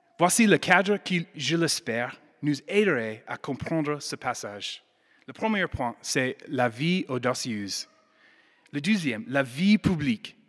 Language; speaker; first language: French; non-native, fluent; English